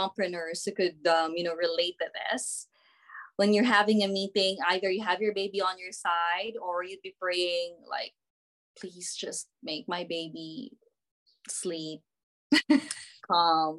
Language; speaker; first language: English; non-native, local second language; Filipino